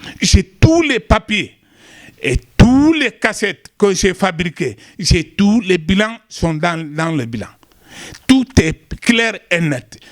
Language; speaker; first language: French; non-native, local second language; Wolof